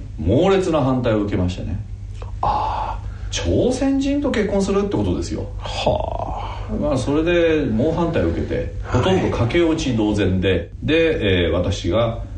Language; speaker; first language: Japanese; native; Japanese